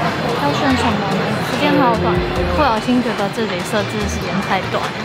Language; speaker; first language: Chinese; native; Chinese